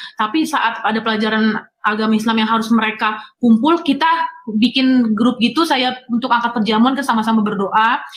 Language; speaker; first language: Indonesian; native; Indonesian